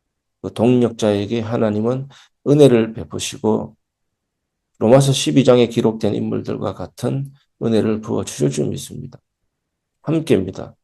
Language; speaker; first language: Korean; native; Korean